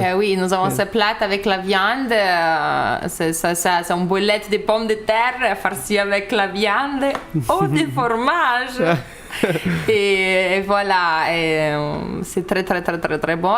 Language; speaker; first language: French; non-native, learner; Lithuanian